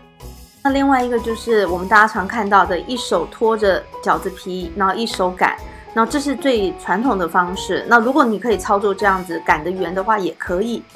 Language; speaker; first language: Chinese; native; Chinese